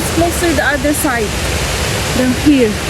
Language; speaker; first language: English; non-native, learner; Filipino